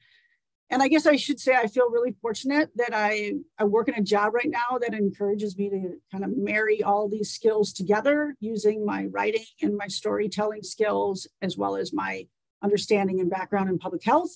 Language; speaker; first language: English; native; English